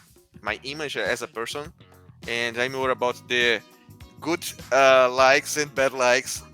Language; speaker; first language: English; non-native, learner; Portuguese